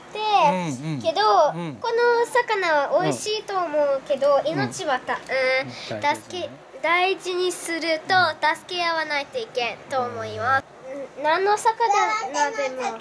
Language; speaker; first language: Japanese; non-native, learner; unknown